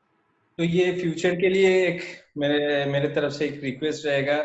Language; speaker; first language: Hindi; native; Hindi